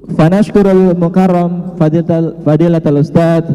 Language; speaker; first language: Arabic; non-native, fluent; Indonesian